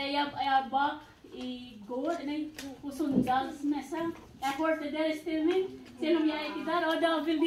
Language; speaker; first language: Norwegian; non-native, fluent; Indonesian